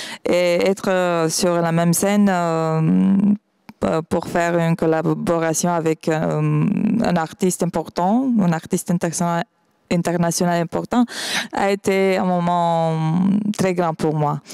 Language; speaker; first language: French; non-native, fluent; Romanian